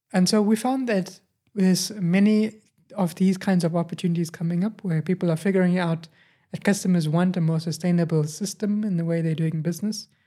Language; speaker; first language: English; native; English